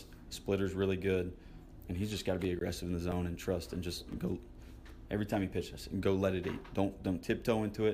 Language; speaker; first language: English; native; English